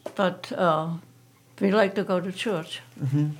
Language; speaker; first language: English; non-native, fluent; German